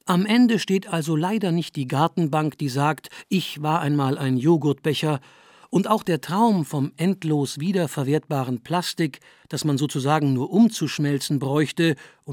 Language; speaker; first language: German; native; German